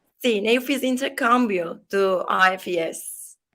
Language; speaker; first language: Portuguese; non-native, learner; Turkish